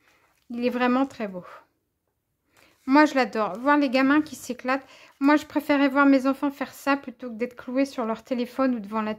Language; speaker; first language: French; native; French